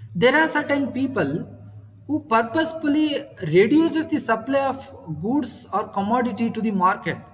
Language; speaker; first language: English; non-native, local second language; Kannada